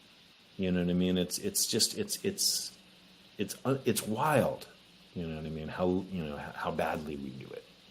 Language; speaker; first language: English; native; English